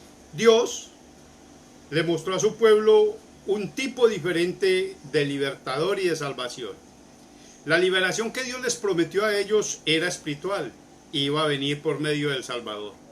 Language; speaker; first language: Spanish; native; Spanish